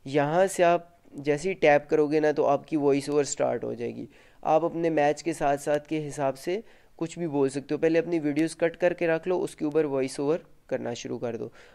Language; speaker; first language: Hindi; native; Hindi